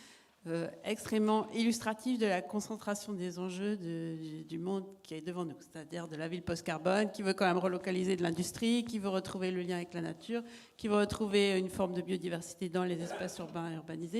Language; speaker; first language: French; native; French